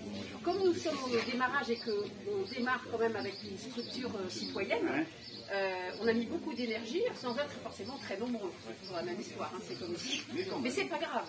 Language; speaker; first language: French; native; French